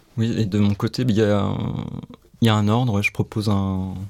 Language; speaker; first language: French; native; French